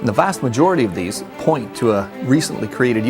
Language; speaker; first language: English; native; English